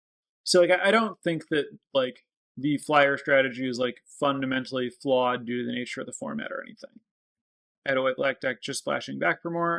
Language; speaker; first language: English; native; English